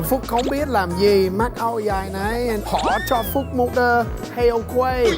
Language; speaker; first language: Vietnamese; non-native, learner; English